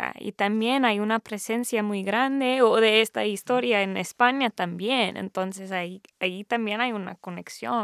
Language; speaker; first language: Spanish; early bilingual, heritage; English